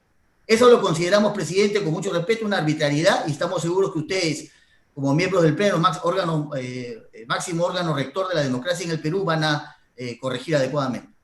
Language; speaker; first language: Spanish; native; Spanish